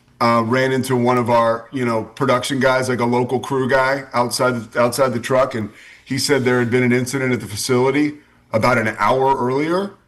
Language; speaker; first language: English; native; English